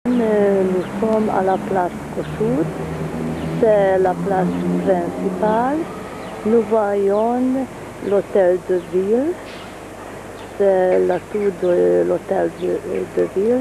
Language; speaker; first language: French; non-native, fluent; Hungarian